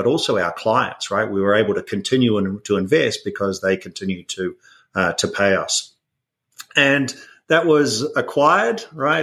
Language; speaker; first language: English; native; English